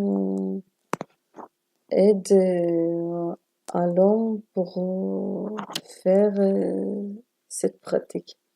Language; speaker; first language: French; non-native, learner; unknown